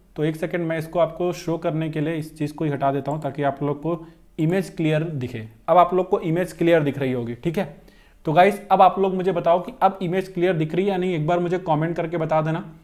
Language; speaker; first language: Hindi; native; Hindi